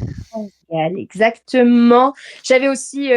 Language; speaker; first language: French; native; French